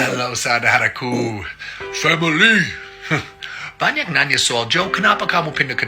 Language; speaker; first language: Indonesian; non-native, learner; English